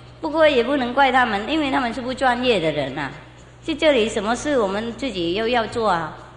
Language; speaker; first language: Chinese; non-native, fluent; Vietnamese